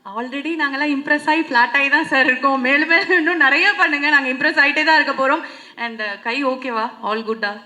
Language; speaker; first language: Tamil; native; Tamil